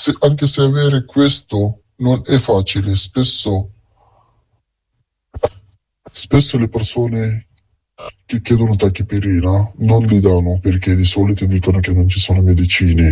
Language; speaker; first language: Italian; non-native, fluent; Arabic